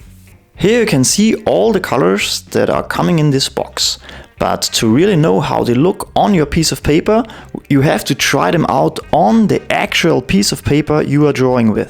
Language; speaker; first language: English; non-native, fluent; German